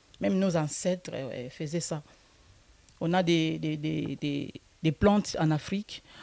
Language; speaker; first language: French; non-native, local second language; Lingala